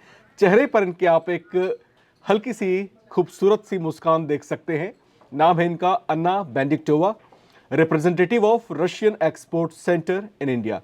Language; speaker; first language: Hindi; native; Hindi